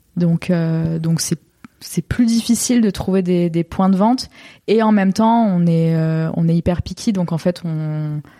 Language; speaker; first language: French; native; French